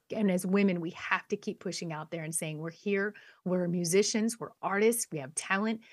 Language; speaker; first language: English; native; English